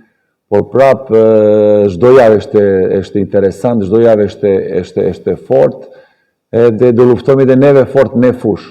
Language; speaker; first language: Albanian; non-native, learner; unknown